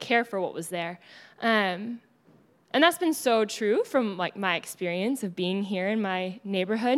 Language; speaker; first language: English; native; English